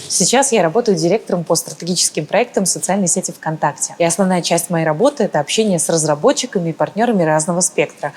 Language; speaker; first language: Russian; early bilingual, other home language; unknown